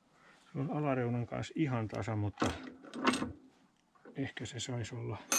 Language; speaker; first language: Finnish; native; Finnish